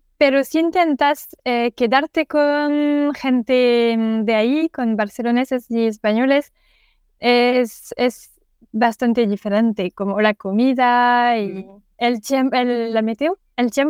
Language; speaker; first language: Spanish; non-native, learner; French